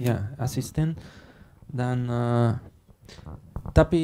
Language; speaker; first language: Indonesian; non-native, learner; Dutch